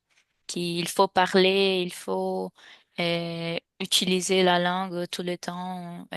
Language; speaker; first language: French; non-native, fluent; Portuguese